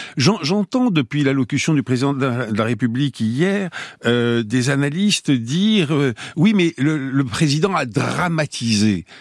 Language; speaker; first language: French; native; French